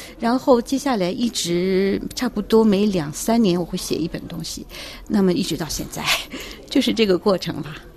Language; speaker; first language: Chinese; native; Chinese